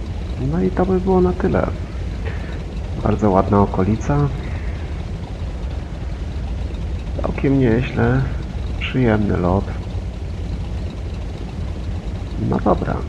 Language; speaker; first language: Polish; native; Polish